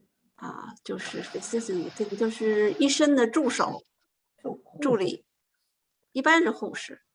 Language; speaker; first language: Chinese; native; Chinese